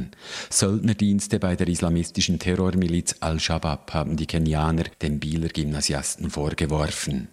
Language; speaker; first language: German; native; German